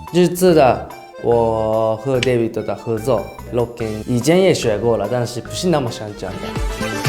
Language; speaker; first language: Chinese; non-native, learner; Japanese